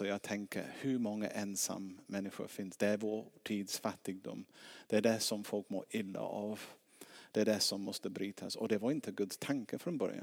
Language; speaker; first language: Swedish; non-native, fluent; English